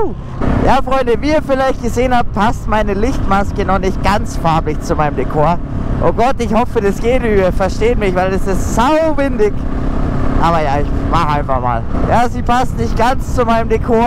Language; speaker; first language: German; native; German